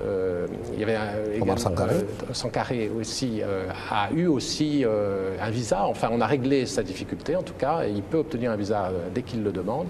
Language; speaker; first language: French; native; French